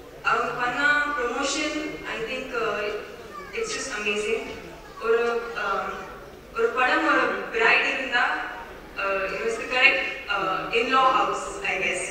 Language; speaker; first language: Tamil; non-native, learner; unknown